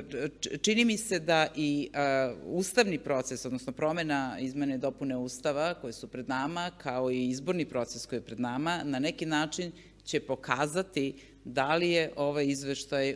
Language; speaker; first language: Serbian; native; Serbian